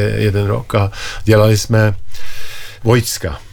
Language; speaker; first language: Czech; non-native, fluent; Norwegian